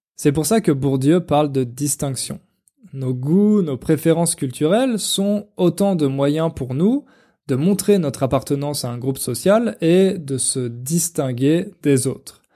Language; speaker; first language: French; native; French